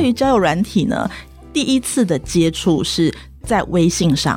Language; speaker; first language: Chinese; native; Chinese